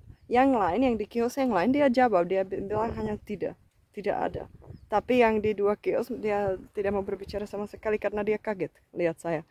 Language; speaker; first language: Indonesian; non-native, fluent; Czech